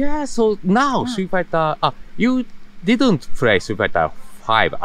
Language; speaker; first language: English; non-native, learner; Japanese